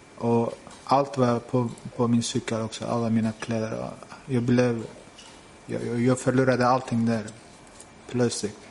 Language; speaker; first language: Swedish; non-native, fluent; Turkish